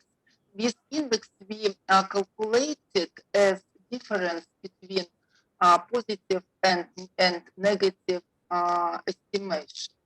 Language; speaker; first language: English; non-native, learner; Russian